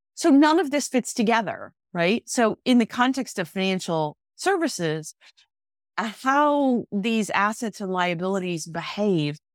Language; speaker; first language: English; native; English